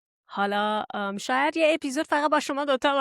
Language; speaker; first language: Persian; early bilingual, heritage; Persian